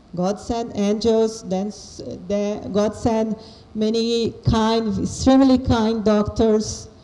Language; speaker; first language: English; non-native, fluent; Portuguese